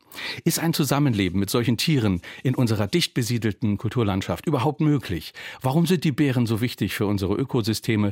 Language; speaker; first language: German; native; German